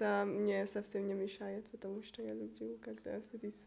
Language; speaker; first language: Russian; non-native, learner; Hungarian